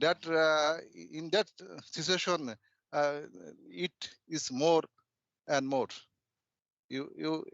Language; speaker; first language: English; non-native, learner; Bangla